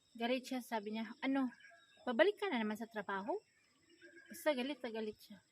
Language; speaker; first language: Filipino; native; Filipino